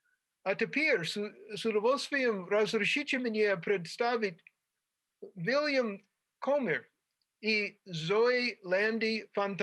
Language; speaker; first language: Russian; non-native, fluent; English